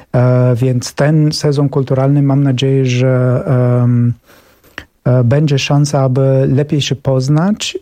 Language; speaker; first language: Polish; non-native, fluent; Romanian